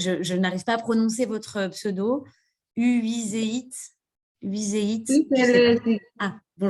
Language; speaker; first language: French; native; French